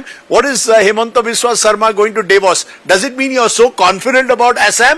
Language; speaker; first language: English; native; English